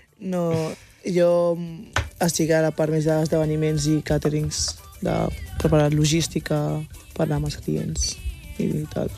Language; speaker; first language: Catalan; early bilingual, other home language; Wolof